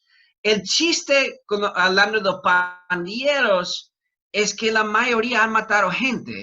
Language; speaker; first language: Spanish; non-native, fluent; English